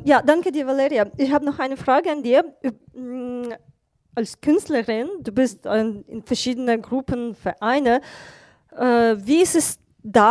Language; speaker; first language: German; non-native, fluent; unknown